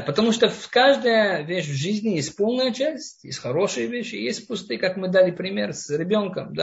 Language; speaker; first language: Russian; non-native, fluent; Hebrew